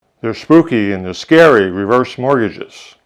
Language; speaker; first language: English; native; English